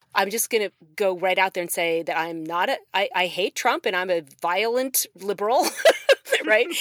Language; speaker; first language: English; native; English